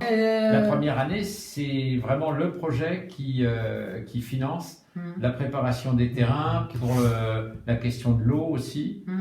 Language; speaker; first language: French; native; French